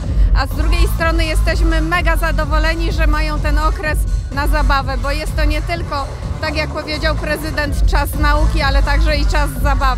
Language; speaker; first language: Polish; native; Polish